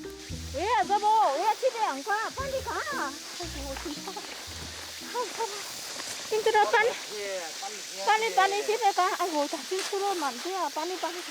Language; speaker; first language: Korean; non-native, learner; Vietnamese